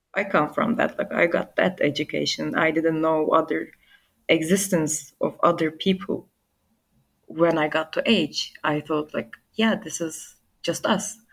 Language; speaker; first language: English; non-native, fluent; Turkish